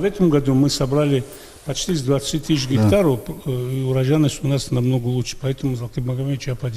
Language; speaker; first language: Russian; native; Russian